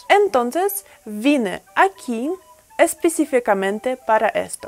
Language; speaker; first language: Spanish; non-native, fluent; Russian